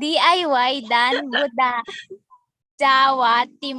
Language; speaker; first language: Indonesian; non-native, learner; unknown